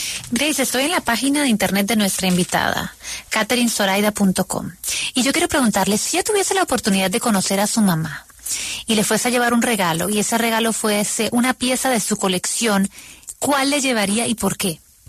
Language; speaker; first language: Spanish; native; Spanish